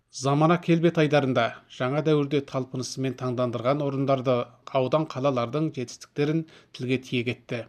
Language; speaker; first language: Kazakh; native; Kazakh